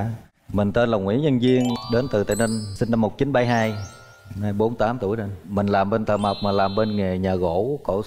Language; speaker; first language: Vietnamese; native; Vietnamese